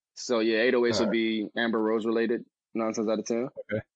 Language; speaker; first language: English; native; English